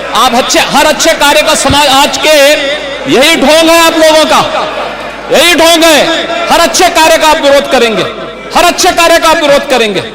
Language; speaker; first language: Hindi; native; Hindi